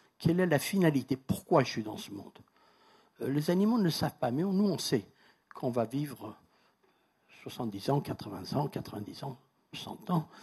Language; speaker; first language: French; non-native, fluent; Persian